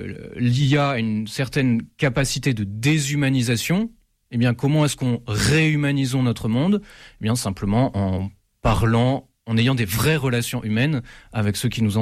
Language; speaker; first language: French; native; French